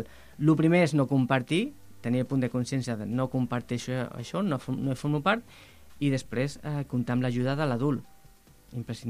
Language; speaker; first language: Catalan; native; Catalan